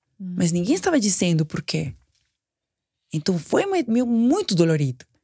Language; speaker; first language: Portuguese; non-native, fluent; Spanish